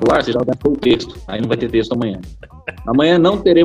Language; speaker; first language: Portuguese; native; Portuguese